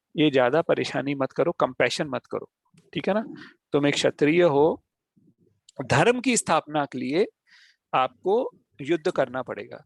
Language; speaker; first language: Hindi; native; Hindi